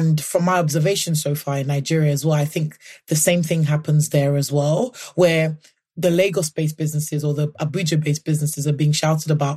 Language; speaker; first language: English; non-native, local second language; Yoruba